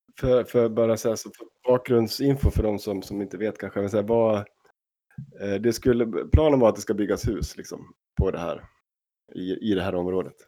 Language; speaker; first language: Swedish; native; Swedish